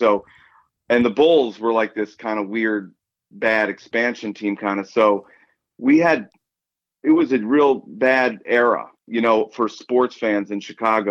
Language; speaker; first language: English; native; English